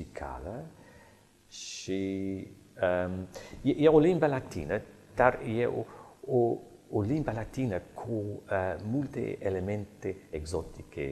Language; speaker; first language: Romanian; non-native, fluent; English